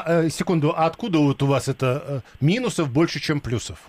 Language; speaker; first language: Russian; native; Russian